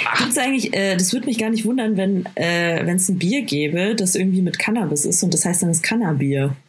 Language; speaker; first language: German; native; German